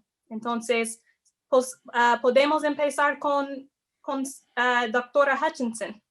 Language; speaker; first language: Spanish; non-native, fluent; English